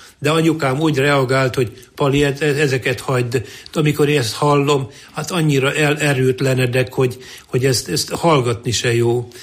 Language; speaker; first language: Hungarian; native; Hungarian